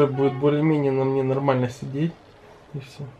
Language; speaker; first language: Russian; native; Russian